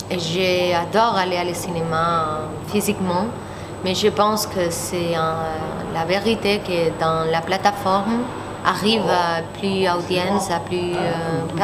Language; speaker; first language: French; non-native, learner; Spanish